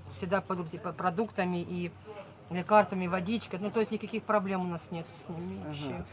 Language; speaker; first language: Russian; native; Russian